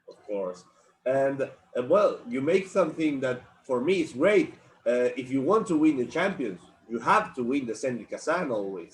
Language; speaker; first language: English; non-native, learner; Spanish